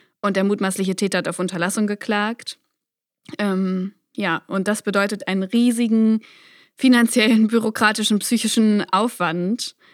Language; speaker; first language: German; native; German